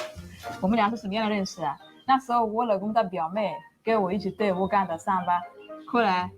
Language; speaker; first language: Chinese; non-native, learner; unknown